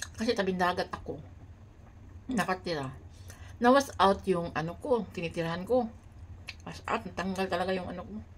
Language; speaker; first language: Filipino; native; Filipino